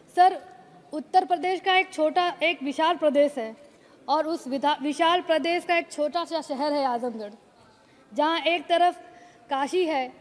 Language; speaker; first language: Hindi; native; Hindi